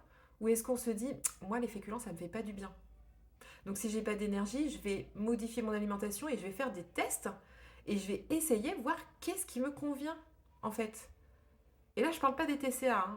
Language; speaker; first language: French; native; French